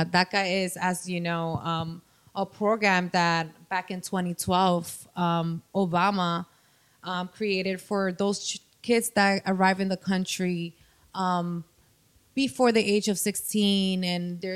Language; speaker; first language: English; non-native, fluent; Spanish